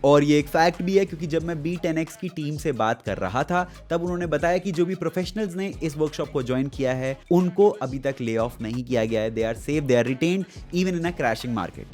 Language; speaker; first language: Hindi; native; Hindi